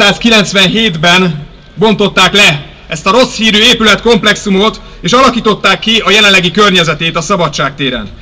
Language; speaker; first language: Hungarian; native; Hungarian